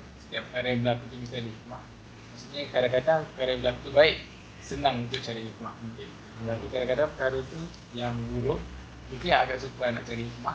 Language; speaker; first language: Malay; native; Malay